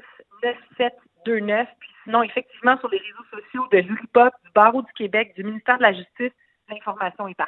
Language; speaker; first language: French; native; French